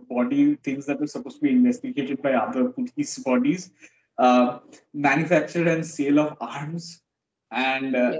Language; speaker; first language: English; non-native, local second language; Bangla